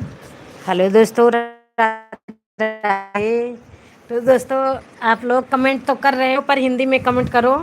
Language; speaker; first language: Hindi; non-native, local second language; Awadhi